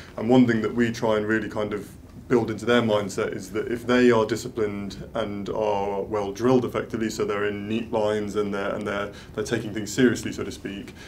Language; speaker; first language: English; native; English